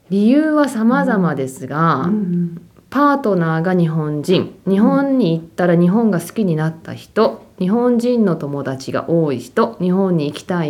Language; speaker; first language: Japanese; native; Japanese